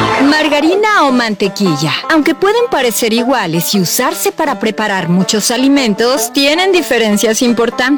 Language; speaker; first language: Spanish; native; Spanish